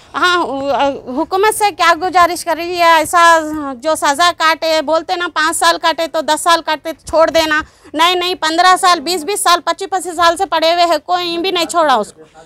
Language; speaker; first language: Hindi; non-native, local second language; Urdu